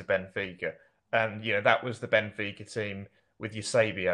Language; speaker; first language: English; native; English